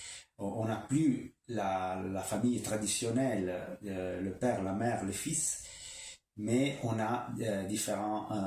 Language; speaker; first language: French; non-native, local second language; Kinyarwanda